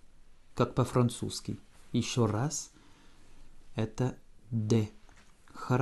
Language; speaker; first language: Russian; non-native, fluent; French